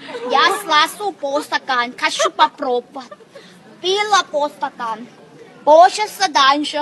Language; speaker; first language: Russian; non-native, learner; Thai